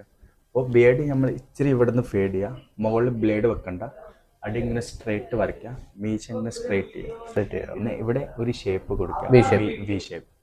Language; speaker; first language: Malayalam; non-native, local second language; Punjabi